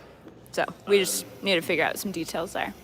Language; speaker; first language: English; native; English